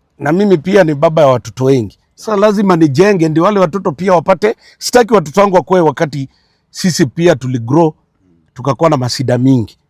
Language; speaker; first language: Swahili; non-native, local second language; Luo (Kenya and Tanzania)